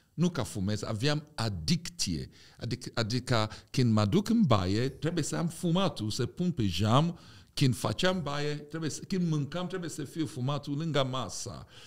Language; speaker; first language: Romanian; non-native, fluent; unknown